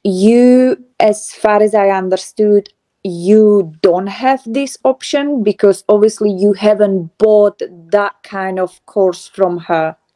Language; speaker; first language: English; non-native, fluent; Slovak